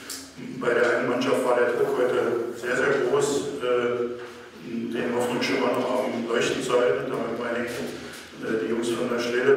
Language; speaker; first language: German; native; German